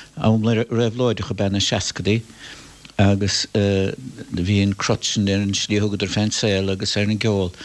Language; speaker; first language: Irish; native; Irish